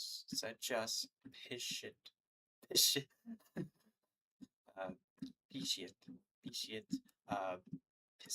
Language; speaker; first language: Russian; non-native, learner; English